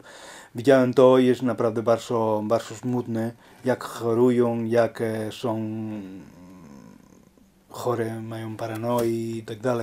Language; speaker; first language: Polish; non-native, learner; Spanish